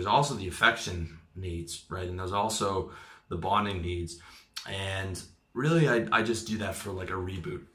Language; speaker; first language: English; native; English